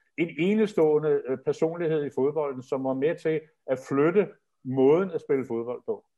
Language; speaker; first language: Danish; native; Danish